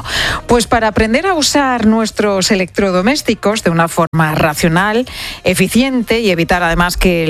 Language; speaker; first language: Spanish; native; Spanish